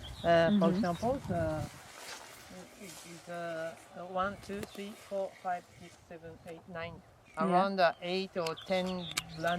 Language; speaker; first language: English; non-native, learner; Japanese